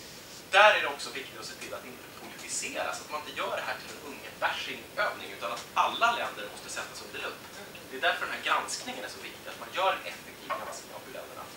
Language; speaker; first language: Swedish; native; Swedish